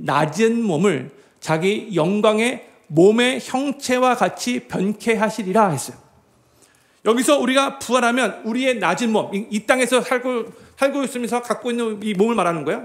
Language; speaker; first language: Korean; native; Korean